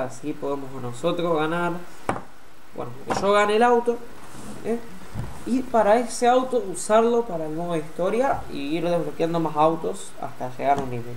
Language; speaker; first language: Spanish; native; Spanish